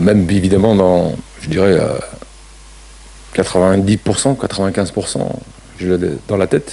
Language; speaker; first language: French; native; French